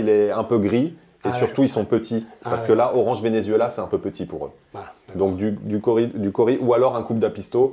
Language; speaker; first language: French; native; French